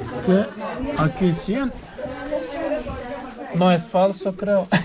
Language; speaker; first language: Spanish; non-native, learner; Croatian